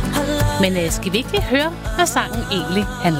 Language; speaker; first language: Danish; native; Danish